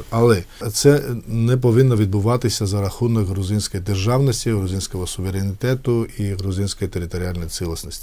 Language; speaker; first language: Ukrainian; non-native, fluent; Georgian